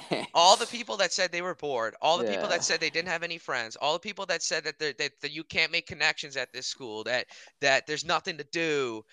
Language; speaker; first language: English; early bilingual, other home language; Hindi